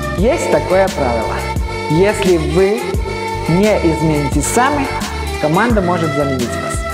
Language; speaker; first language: Russian; non-native, learner; Armenian